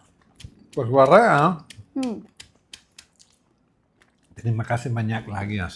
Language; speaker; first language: Indonesian; non-native, learner; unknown